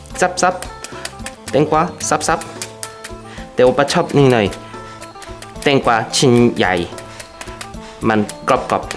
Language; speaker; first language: Thai; non-native, fluent; Korean